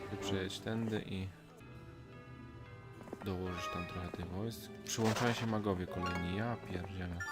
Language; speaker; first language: Polish; native; Polish